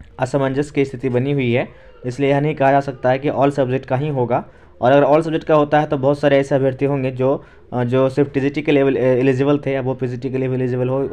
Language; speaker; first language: Hindi; native; Hindi